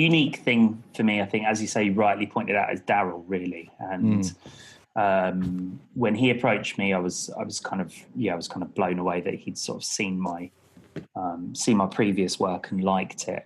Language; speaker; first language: English; native; English